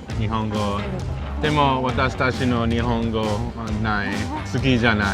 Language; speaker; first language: Japanese; non-native, learner; Chinese